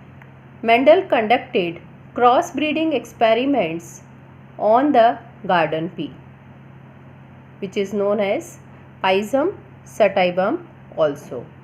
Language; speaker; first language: English; non-native, local second language; Gujarati